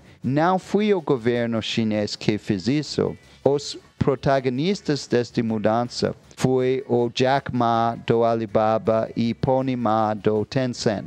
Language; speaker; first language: Portuguese; non-native, fluent; English